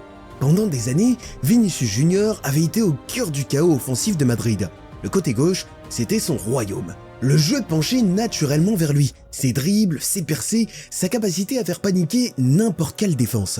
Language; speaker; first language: French; native; French